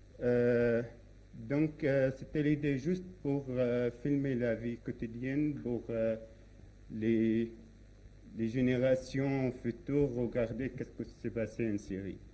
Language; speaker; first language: French; non-native, learner; Arabic